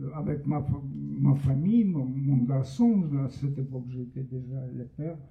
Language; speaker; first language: French; non-native, fluent; Russian